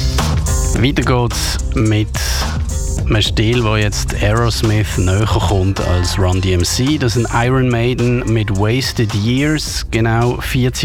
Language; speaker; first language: German; native; German